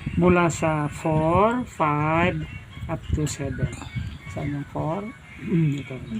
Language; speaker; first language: Filipino; non-native, local second language; Iloko